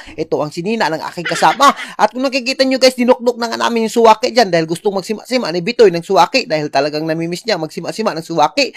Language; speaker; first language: Filipino; non-native, local second language; Cebuano